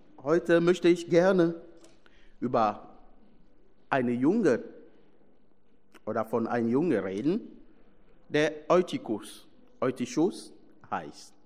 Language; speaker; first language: German; non-native, fluent; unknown